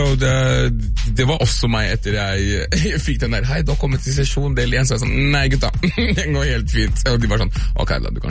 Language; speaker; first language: Norwegian; native; Norwegian